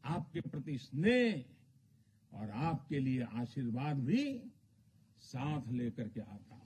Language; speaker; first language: Hindi; non-native, local second language; Gujarati